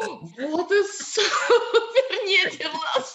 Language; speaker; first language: Dutch; non-native, learner; Russian